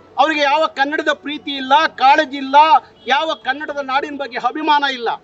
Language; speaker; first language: Kannada; native; Kannada